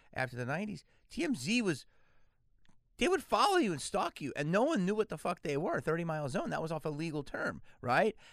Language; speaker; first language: English; native; English